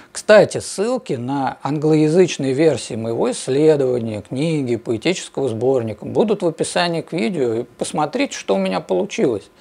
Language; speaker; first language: Russian; native; Russian